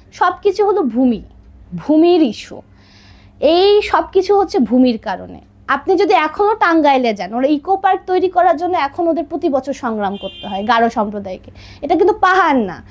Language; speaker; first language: Bangla; non-native, local second language; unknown